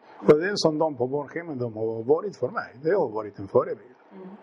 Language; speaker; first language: Swedish; non-native, fluent; Spanish